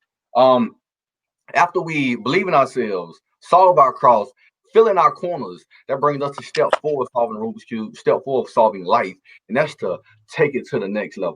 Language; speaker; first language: English; native; English